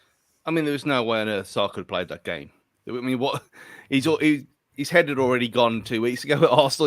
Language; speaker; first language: English; native; English